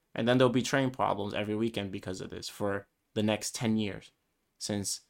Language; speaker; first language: English; early bilingual, other home language; Spanish